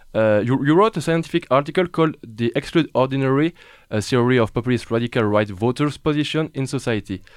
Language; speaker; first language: English; non-native, fluent; French